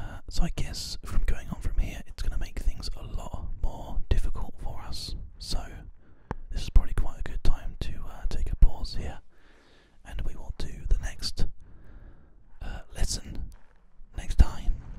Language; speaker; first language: English; native; English